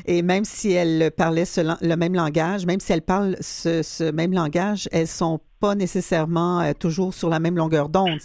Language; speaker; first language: French; native; French